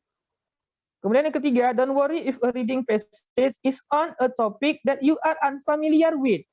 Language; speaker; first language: English; non-native, fluent; Indonesian